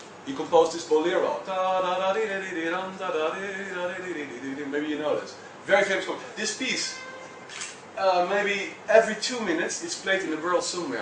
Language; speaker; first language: English; non-native, fluent; Dutch